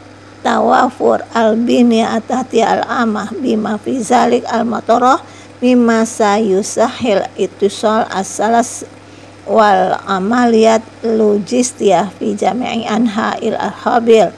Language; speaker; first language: Arabic; non-native, fluent; Indonesian